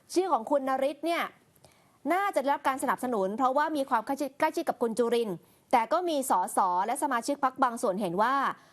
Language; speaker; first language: Thai; native; Thai